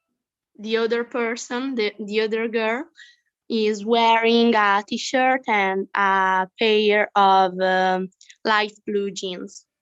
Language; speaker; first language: English; non-native, fluent; Italian